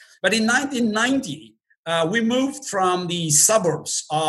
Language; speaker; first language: English; non-native, fluent; Russian